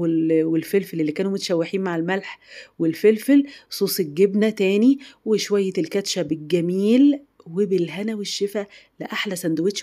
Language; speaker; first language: Arabic; native; Arabic